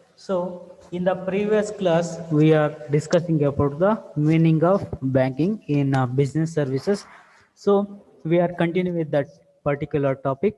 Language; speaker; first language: English; non-native, local second language; Kannada